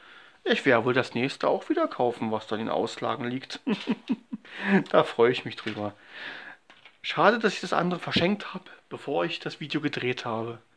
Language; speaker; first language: German; native; German